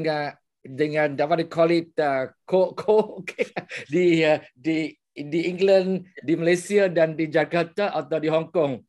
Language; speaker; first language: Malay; non-native, local second language; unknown